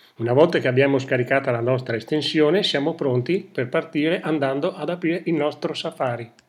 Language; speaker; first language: Italian; native; Italian